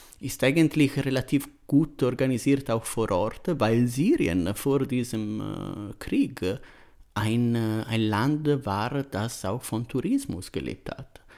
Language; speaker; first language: German; non-native, fluent; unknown